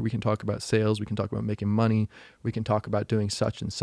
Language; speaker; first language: English; native; English